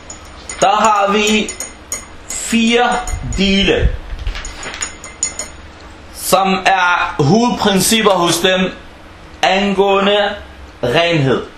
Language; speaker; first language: Danish; early bilingual, other home language; Arabic